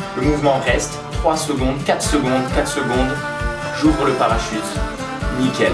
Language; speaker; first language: French; native; French